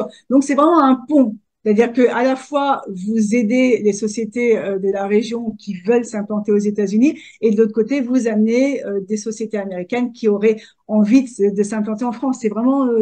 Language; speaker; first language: French; native; French